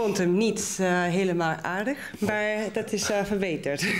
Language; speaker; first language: Dutch; non-native, learner; Spanish